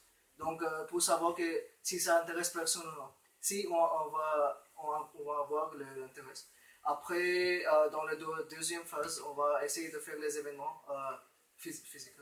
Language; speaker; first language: French; non-native, fluent; Romanian